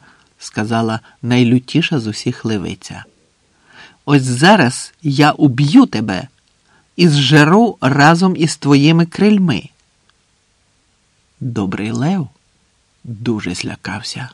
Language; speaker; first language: Ukrainian; native; Ukrainian